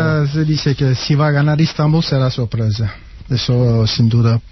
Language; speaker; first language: Spanish; non-native, fluent; Turkish